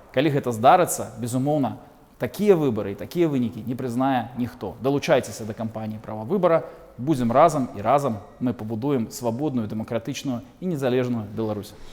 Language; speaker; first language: Belarusian; non-native, local second language; Russian